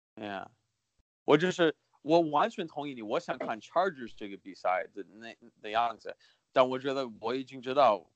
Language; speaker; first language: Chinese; early bilingual, heritage; Chinese